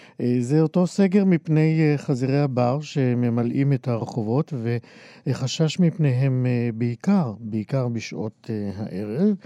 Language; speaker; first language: Hebrew; native; Hebrew